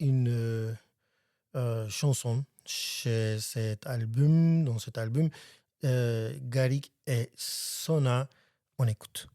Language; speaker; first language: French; non-native, learner; Armenian